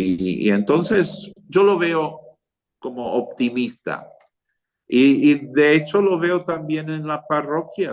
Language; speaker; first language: Spanish; non-native, fluent; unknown